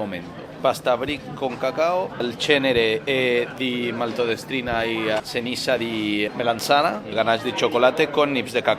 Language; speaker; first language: Italian; non-native, learner; Spanish